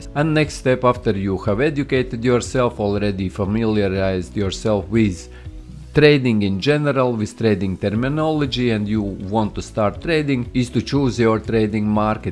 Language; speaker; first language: English; non-native, fluent; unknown